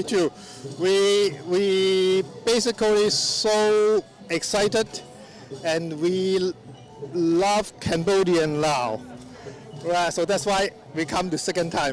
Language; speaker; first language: English; non-native, fluent; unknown